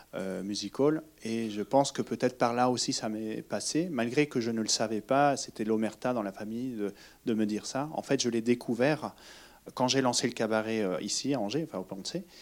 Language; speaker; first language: French; native; French